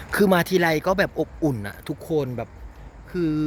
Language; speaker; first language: Thai; native; Thai